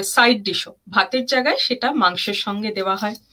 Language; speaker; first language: Bangla; early bilingual, heritage; German